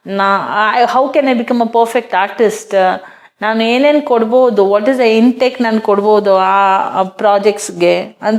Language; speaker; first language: Kannada; non-native, fluent; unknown